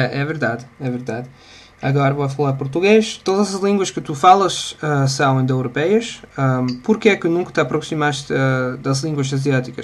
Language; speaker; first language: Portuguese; non-native, fluent; Italian